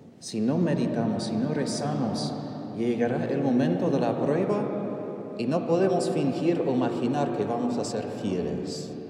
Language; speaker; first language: Spanish; non-native, fluent; English